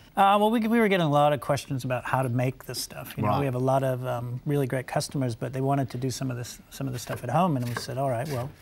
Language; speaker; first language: English; native; English